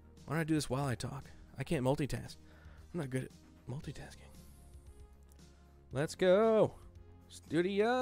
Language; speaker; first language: English; native; English